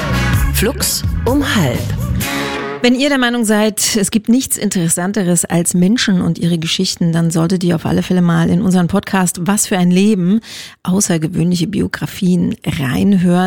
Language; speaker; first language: German; native; German